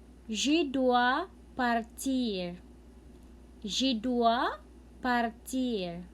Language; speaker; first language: French; non-native, learner; Cebuano